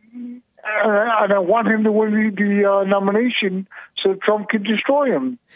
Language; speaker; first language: English; native; English